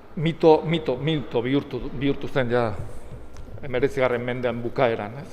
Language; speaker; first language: Basque; native; Basque